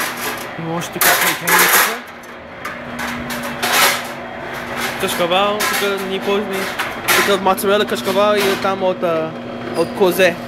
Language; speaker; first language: Bulgarian; early bilingual, heritage; Bulgarian